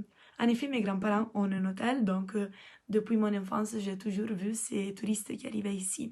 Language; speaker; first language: French; non-native, local second language; Italian